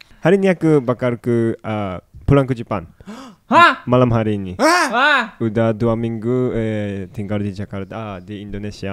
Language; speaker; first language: Indonesian; non-native, fluent; Japanese